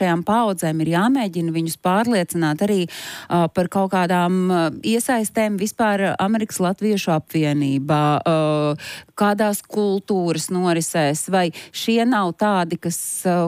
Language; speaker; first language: Latvian; native; Latvian